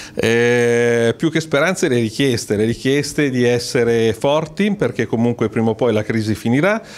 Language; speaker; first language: Italian; native; Italian